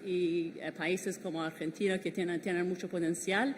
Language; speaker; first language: Spanish; non-native, fluent; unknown